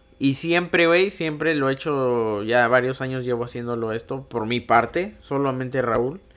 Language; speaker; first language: Spanish; native; Spanish